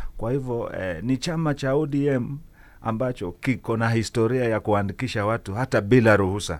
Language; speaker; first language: Swahili; non-native, local second language; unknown